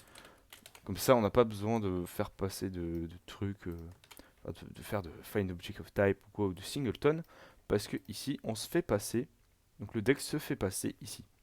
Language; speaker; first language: French; native; French